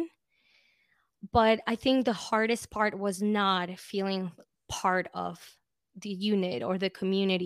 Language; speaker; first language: English; early bilingual, other home language; Spanish